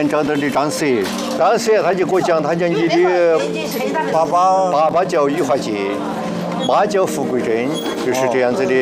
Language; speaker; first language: Chinese; native; Chinese